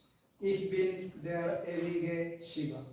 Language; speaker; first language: German; non-native, fluent; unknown